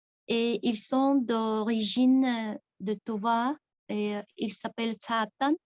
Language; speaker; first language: French; non-native, fluent; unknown